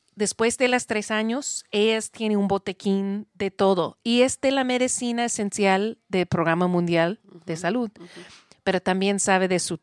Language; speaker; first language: Spanish; non-native, learner; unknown